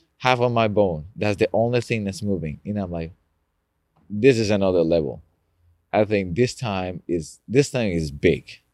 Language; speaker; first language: English; non-native, fluent; Spanish